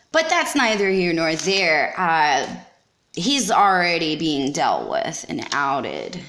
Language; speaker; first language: English; native; English